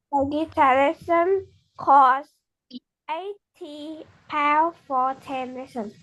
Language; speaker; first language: English; non-native, learner; Vietnamese